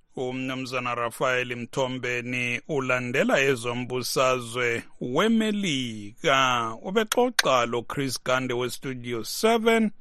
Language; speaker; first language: Zulu; native; Zulu